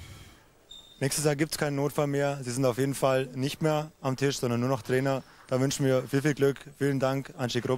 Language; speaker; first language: German; native; German